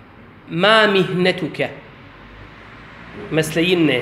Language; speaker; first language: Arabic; non-native, fluent; Turkish